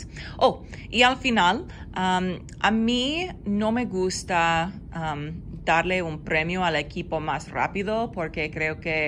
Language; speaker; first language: Spanish; non-native, fluent; English